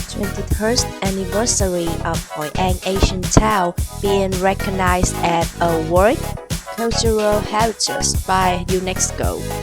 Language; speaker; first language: English; non-native, learner; Vietnamese